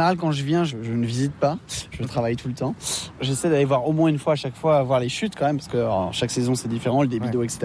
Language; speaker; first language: French; native; French